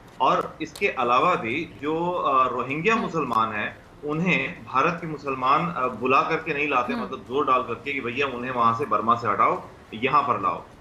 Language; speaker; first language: Hindi; native; Hindi